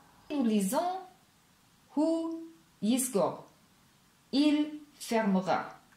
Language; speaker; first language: French; non-native, fluent; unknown